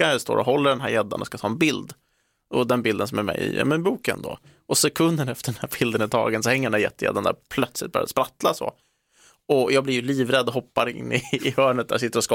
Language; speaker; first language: Swedish; native; Swedish